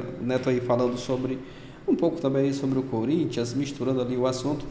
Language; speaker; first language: Portuguese; native; Portuguese